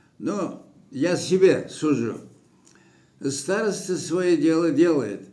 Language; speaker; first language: Russian; non-native, local second language; Kyrgyz